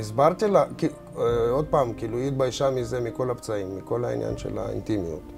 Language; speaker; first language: Hebrew; early bilingual, other home language; Russian